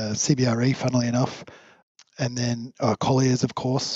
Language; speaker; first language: English; native; English